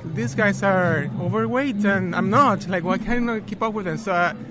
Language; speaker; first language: English; non-native, fluent; Spanish